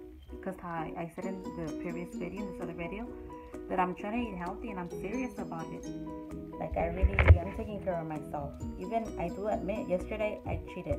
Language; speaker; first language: English; early bilingual, other home language; Spanish